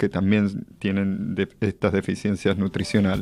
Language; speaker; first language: Spanish; native; Spanish